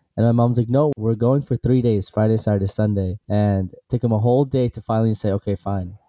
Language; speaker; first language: English; early bilingual, other home language; Assyrian Neo-Aramaic